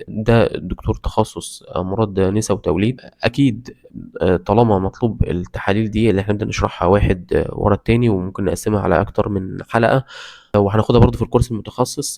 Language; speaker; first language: Arabic; native; Arabic